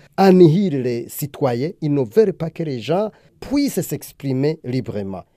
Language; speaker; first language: French; non-native, local second language; Rundi